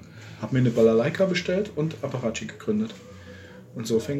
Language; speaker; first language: German; native; German